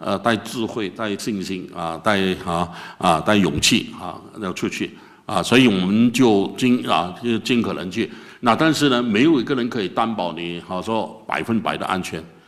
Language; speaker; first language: Chinese; native; Chinese